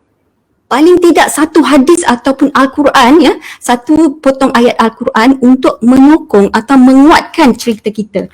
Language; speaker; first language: Malay; native; Malay